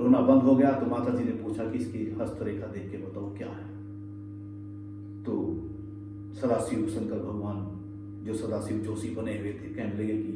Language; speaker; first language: Hindi; native; Hindi